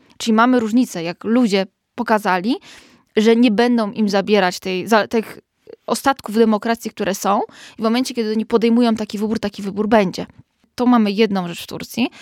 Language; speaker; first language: Polish; native; Polish